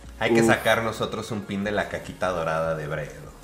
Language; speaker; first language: Spanish; native; Spanish